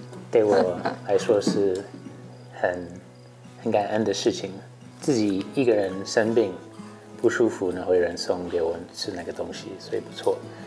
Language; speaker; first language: Chinese; non-native, fluent; English